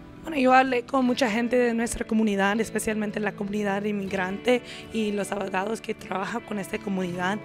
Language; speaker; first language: Spanish; early bilingual, other home language; English